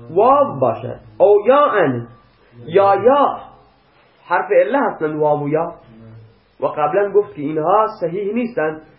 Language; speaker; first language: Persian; non-native, local second language; Baluchi